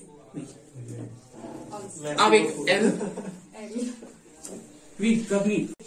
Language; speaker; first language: French; non-native, fluent; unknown